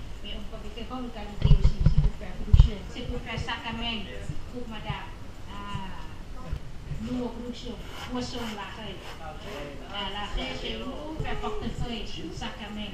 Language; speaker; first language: French; non-native, learner; Thai